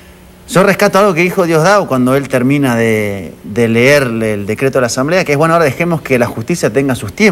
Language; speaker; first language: Spanish; native; Spanish